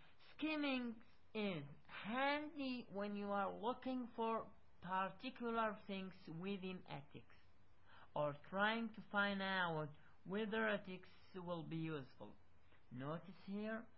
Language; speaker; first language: English; non-native, fluent; Arabic